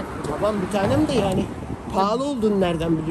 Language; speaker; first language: Turkish; native; Turkish